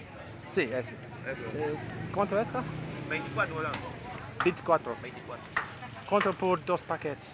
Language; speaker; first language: Spanish; non-native, learner; English